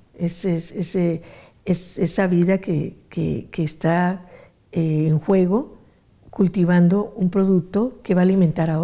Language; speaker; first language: Spanish; native; Spanish